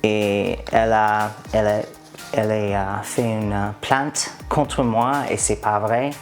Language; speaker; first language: French; non-native, learner; English